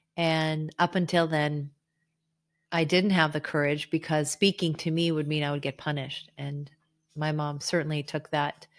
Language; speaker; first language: English; early bilingual, other home language; Hebrew